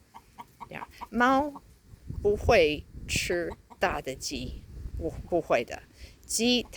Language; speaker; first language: Chinese; non-native, fluent; English